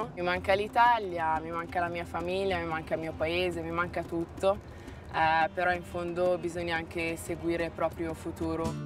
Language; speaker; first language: Italian; early bilingual, other home language; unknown